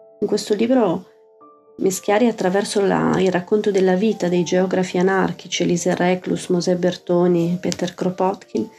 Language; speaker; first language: Italian; native; Italian